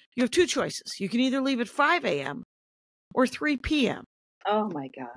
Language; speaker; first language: English; native; English